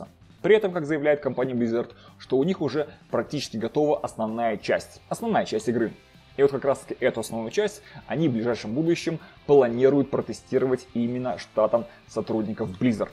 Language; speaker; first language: Russian; native; Russian